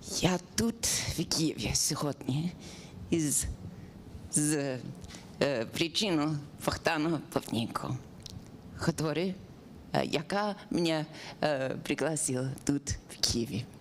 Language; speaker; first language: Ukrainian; non-native, learner; English